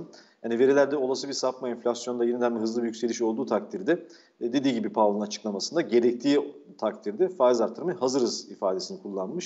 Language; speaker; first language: Turkish; native; Turkish